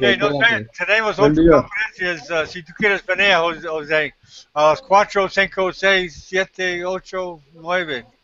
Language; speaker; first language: Spanish; non-native, learner; English